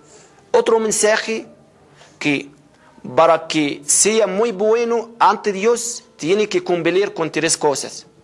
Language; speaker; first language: Spanish; non-native, fluent; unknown